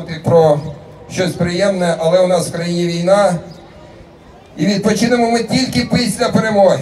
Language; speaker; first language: Ukrainian; native; Ukrainian